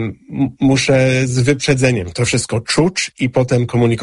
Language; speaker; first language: Polish; non-native, fluent; English